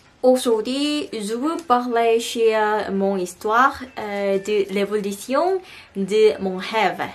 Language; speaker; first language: French; non-native, learner; Korean